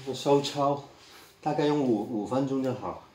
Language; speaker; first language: Chinese; non-native, local second language; Cantonese